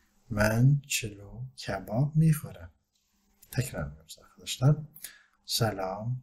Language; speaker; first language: Persian; non-native, fluent; Turkish